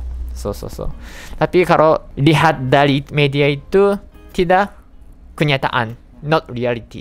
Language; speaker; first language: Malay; non-native, fluent; Japanese